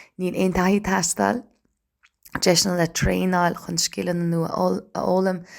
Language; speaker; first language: Irish; native; Irish